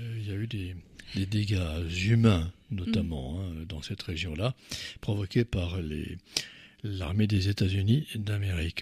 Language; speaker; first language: French; native; French